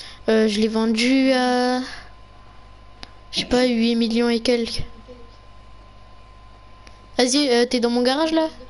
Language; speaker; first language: French; native; French